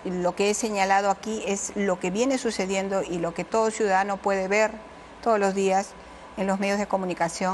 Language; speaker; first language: Spanish; native; Spanish